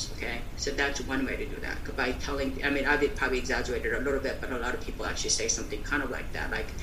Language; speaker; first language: English; early bilingual, other home language; Korean